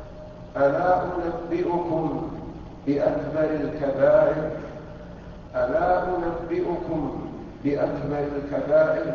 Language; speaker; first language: Arabic; native; Arabic